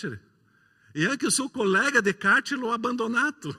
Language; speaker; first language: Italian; non-native, fluent; Portuguese